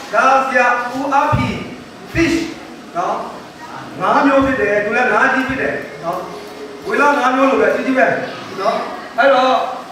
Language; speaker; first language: Burmese; non-native, local second language; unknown